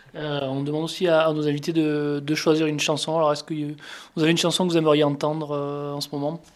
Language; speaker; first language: French; native; French